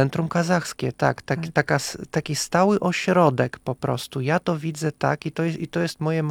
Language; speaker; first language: Polish; non-native, fluent; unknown